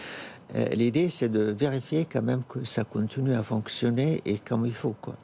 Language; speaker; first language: French; non-native, fluent; Arabic